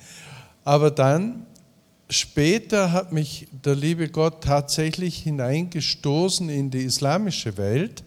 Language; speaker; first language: German; native; German